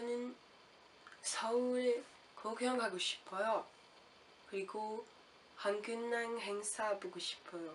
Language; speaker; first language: Korean; non-native, learner; French